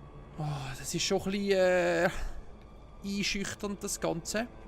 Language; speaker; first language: German; native; German